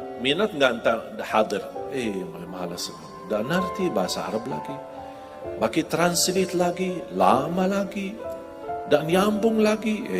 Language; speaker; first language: Indonesian; non-native, fluent; Arabic